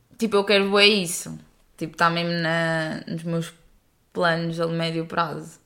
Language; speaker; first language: Portuguese; native; Portuguese